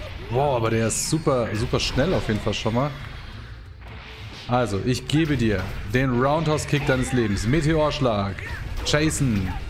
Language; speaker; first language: German; native; German